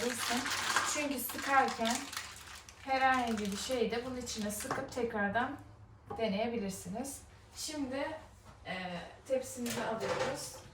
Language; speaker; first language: Turkish; native; Turkish